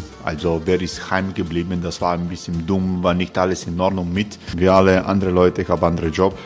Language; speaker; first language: German; non-native, learner; Croatian